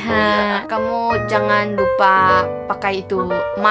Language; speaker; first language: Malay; non-native, local second language; Chinese